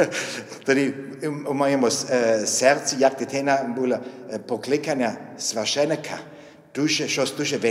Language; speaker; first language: Ukrainian; non-native, fluent; German